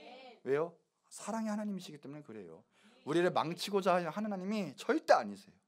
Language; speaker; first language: Korean; native; Korean